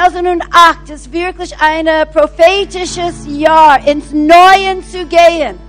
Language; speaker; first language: German; non-native, fluent; English